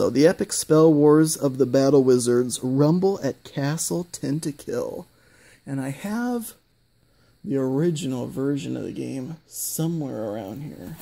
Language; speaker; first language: English; native; English